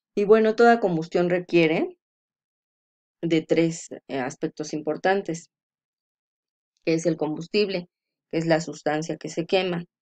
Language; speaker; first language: Spanish; native; Spanish